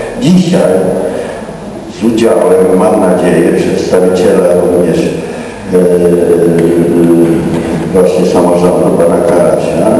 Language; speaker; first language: Polish; native; Polish